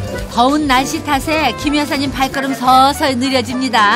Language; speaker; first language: Korean; native; Korean